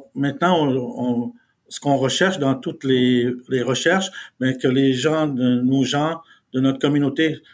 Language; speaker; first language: French; non-native, fluent; Innu-aimun